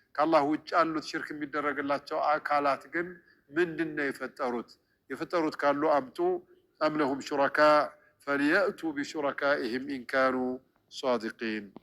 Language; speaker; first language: Amharic; native; Amharic